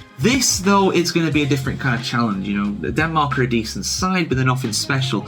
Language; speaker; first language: English; native; English